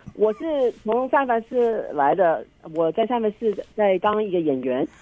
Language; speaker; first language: Chinese; early bilingual, heritage; Chinese